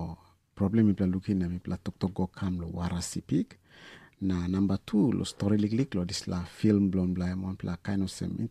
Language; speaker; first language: English; non-native, fluent; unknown